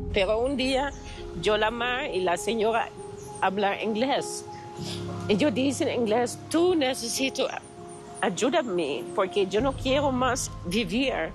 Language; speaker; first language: Spanish; non-native, learner; Dutch